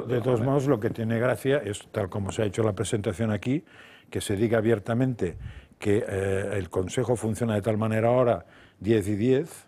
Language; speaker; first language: Spanish; native; Spanish